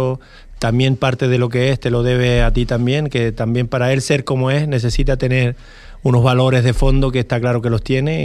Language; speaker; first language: Spanish; native; Spanish